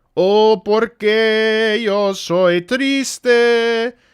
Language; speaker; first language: Spanish; non-native, learner; English